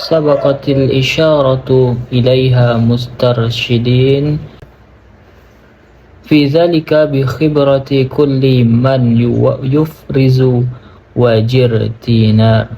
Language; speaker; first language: Arabic; non-native, learner; Indonesian